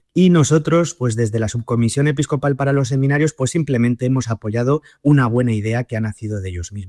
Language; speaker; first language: Spanish; native; Spanish